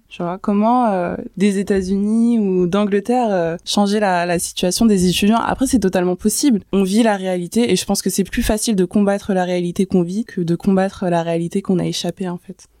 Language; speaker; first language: French; early bilingual, other home language; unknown